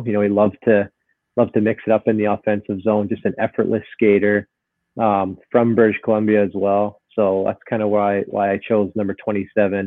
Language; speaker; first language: English; native; English